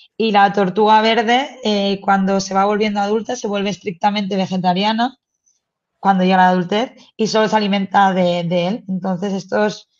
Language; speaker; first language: Spanish; native; Spanish